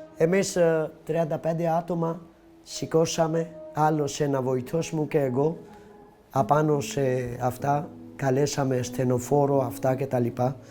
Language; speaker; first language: Greek; non-native, learner; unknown